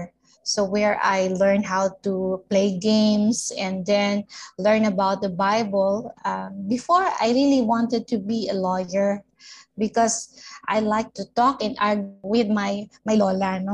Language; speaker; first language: English; non-native, local second language; Filipino